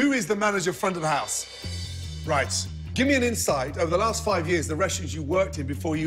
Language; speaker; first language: English; native; English